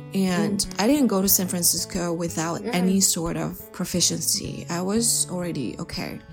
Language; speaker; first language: English; non-native, fluent; Chinese